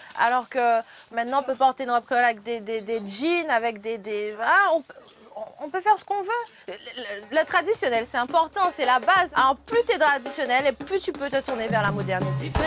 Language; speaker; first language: French; native; French